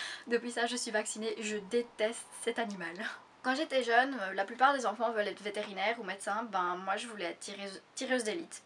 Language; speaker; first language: French; native; French